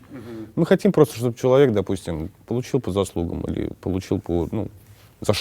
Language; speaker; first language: Russian; native; Russian